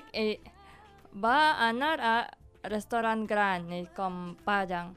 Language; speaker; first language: Catalan; non-native, learner; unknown